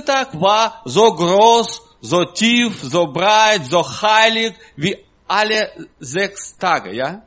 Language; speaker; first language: German; non-native, learner; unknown